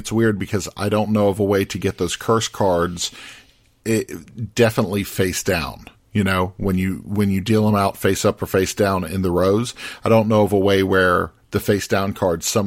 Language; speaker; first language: English; native; English